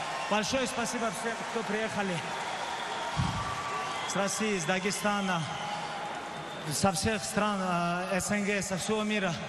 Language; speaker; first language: Russian; non-native, local second language; Avaric